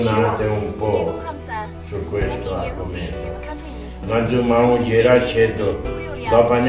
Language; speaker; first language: Italian; non-native, fluent; Tibetan